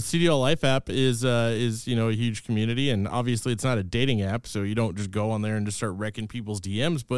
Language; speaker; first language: English; native; English